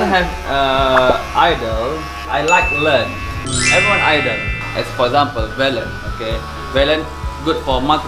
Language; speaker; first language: English; non-native, learner; Malay